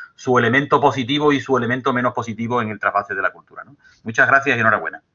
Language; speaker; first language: Spanish; native; Spanish